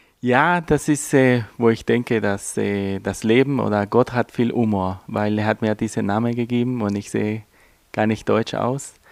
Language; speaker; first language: German; non-native, fluent; Spanish